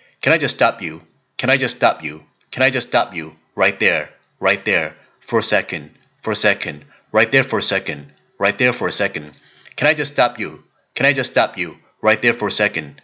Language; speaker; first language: English; non-native, learner; Korean